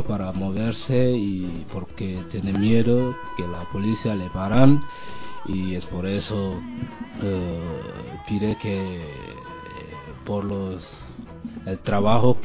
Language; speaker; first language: Spanish; non-native, learner; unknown